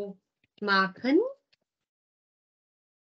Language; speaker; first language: German; non-native, fluent; Hindi